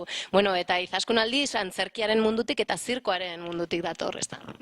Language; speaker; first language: Basque; native; Basque